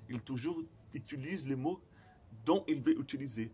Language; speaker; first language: French; non-native, fluent; Portuguese